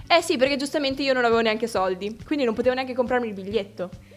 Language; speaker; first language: Italian; native; Italian